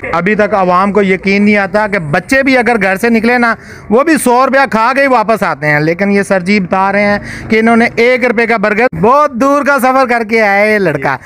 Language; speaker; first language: Urdu; non-native, local second language; Punjabi